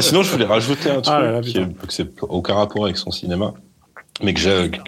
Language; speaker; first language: French; native; French